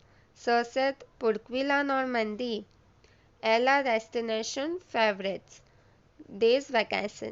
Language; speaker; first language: French; non-native, learner; Hindi